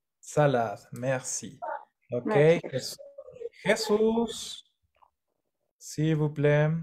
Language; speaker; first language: French; non-native, fluent; Spanish